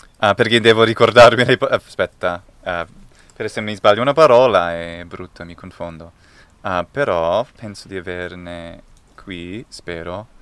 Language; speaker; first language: Italian; non-native, fluent; English